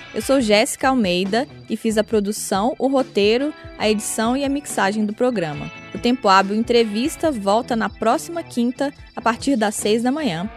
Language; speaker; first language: Portuguese; native; Portuguese